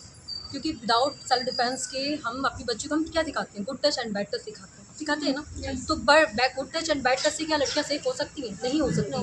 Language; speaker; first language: Hindi; native; Hindi